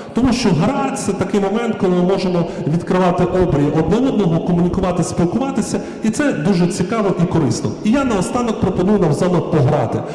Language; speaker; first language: Ukrainian; native; Ukrainian